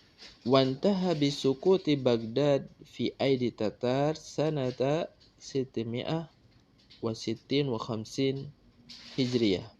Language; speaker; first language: Arabic; non-native, fluent; Indonesian